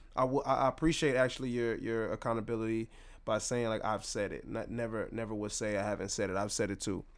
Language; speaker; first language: English; native; English